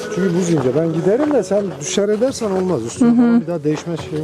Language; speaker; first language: Turkish; native; Turkish